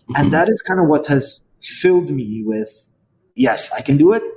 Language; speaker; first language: English; non-native, fluent; Arabic